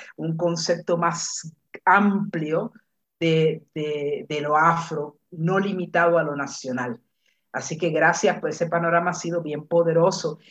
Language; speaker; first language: Spanish; native; Spanish